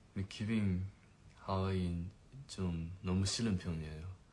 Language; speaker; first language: Korean; non-native, fluent; Chinese